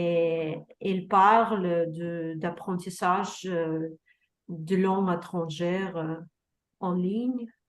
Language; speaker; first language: French; non-native, learner; Russian